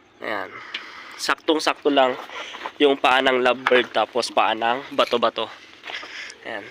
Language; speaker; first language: Filipino; native; Filipino